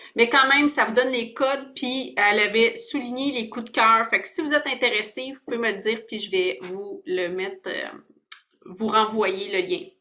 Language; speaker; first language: French; native; French